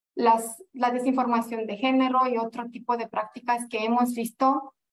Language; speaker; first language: Spanish; non-native, fluent; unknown